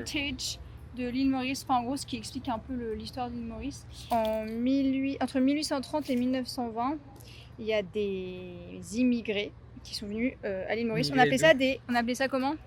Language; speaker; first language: French; native; French